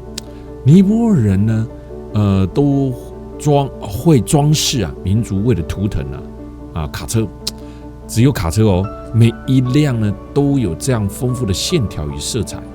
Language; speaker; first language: Chinese; native; Chinese